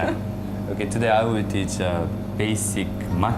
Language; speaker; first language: English; non-native, learner; Japanese